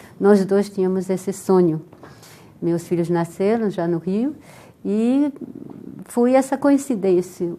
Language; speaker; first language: Portuguese; non-native, fluent; French